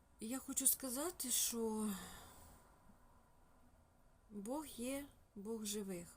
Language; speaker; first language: Ukrainian; non-native, local second language; Russian